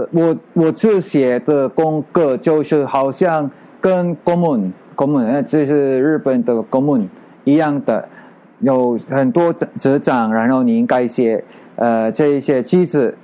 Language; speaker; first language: Chinese; non-native, learner; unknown